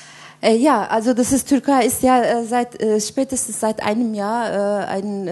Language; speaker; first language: German; non-native, fluent; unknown